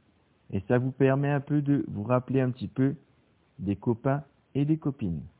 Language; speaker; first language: French; native; French